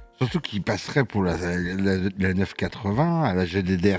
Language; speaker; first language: French; native; French